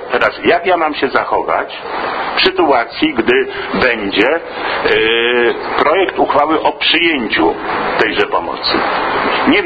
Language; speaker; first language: Polish; native; Polish